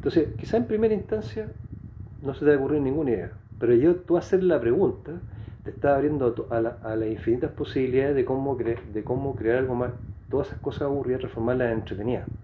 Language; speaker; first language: Spanish; native; Spanish